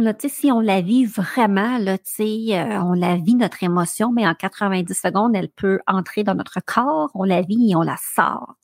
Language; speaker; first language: French; native; French